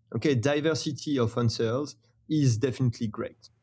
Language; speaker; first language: English; non-native, fluent; French